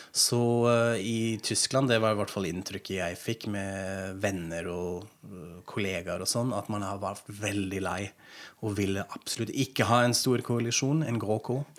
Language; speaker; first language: Norwegian; non-native, fluent; German